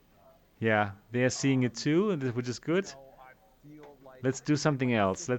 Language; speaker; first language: English; non-native, fluent; German